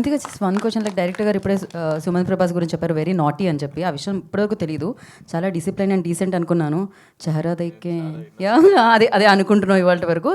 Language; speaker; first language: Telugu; native; Telugu